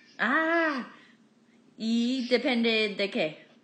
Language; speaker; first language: Spanish; non-native, fluent; English